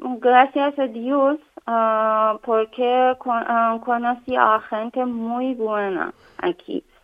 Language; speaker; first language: Spanish; non-native, learner; Persian